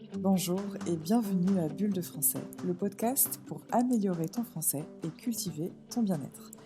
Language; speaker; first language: French; native; French